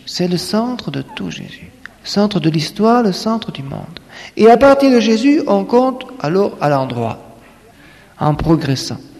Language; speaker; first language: French; native; French